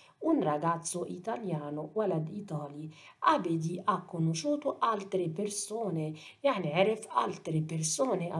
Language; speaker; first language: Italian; non-native, fluent; Arabic